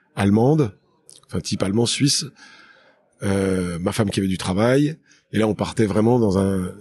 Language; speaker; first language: French; native; French